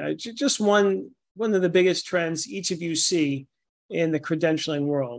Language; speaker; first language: English; native; English